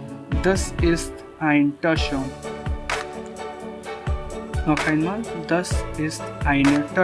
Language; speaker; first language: German; non-native, learner; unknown